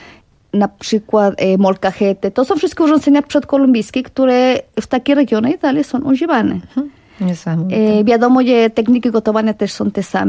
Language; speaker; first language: Polish; non-native, fluent; Spanish